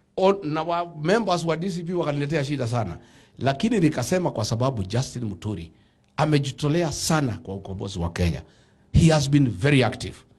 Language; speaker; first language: Swahili; non-native, local second language; Kikuyu